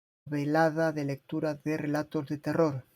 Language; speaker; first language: Spanish; native; Spanish